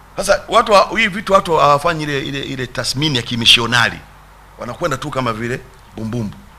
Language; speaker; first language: Swahili; native; Swahili